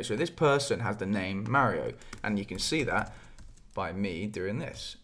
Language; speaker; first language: English; native; English